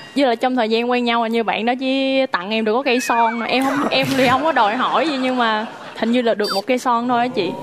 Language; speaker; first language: Vietnamese; native; Vietnamese